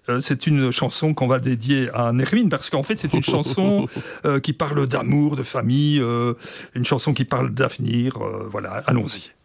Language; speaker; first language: French; native; French